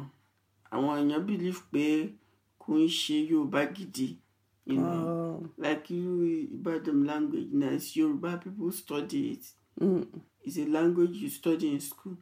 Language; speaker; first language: English; non-native, local second language; Yoruba